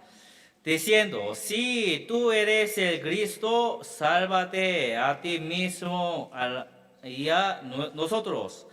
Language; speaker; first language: Spanish; non-native, learner; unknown